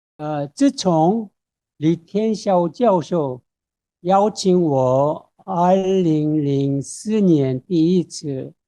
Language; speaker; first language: Chinese; non-native, fluent; Korean